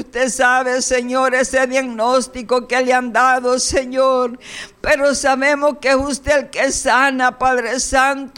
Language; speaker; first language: Spanish; native; Spanish